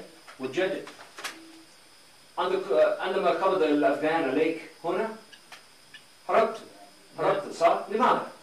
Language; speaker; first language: Arabic; non-native, fluent; English